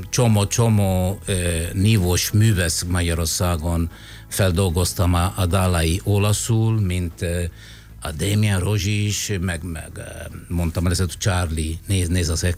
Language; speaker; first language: Hungarian; non-native, learner; Italian